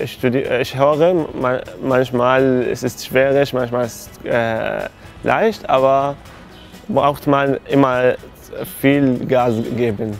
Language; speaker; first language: German; non-native, learner; Arabic